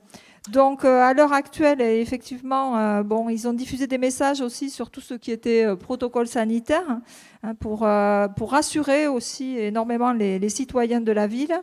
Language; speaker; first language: French; native; French